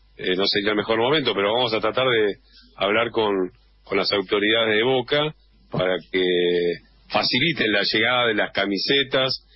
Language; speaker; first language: Spanish; native; Spanish